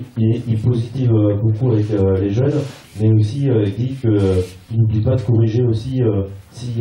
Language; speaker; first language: French; native; French